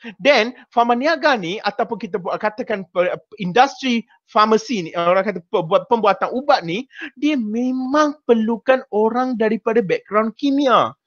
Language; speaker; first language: Malay; native; Malay